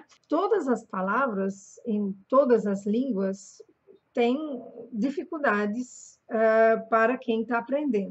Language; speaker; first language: Portuguese; non-native, fluent; German